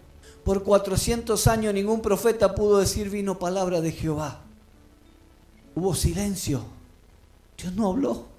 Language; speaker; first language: Spanish; native; Spanish